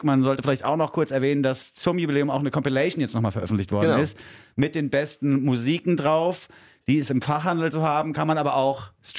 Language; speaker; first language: German; native; German